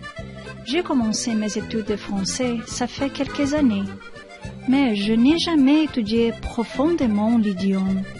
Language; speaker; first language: French; non-native, learner; Portuguese